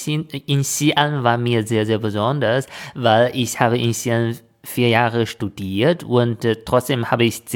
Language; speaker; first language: German; non-native, fluent; Chinese